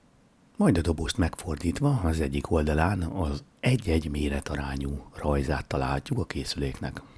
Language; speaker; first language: Hungarian; native; Hungarian